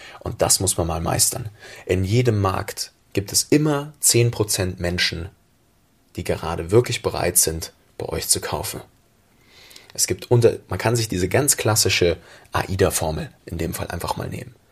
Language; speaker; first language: German; native; German